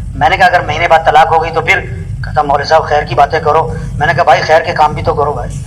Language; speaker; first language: Urdu; non-native, local second language; Pashto